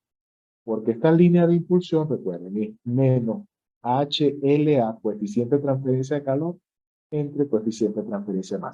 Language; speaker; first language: Spanish; native; Spanish